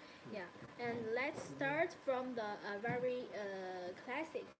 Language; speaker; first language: English; non-native, learner; Chinese